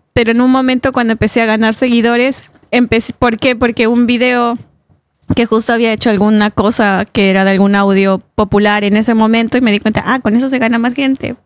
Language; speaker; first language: Spanish; native; Spanish